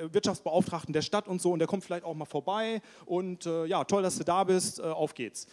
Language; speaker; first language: German; native; German